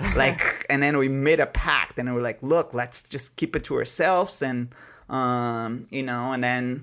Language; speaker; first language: English; non-native, fluent; Portuguese